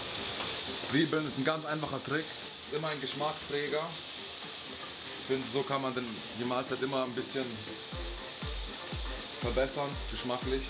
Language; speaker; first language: German; native; German